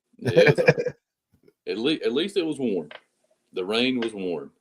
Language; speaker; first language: English; native; English